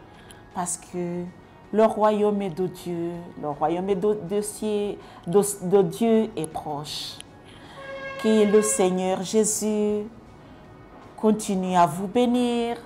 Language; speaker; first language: French; non-native, local second language; Kinyarwanda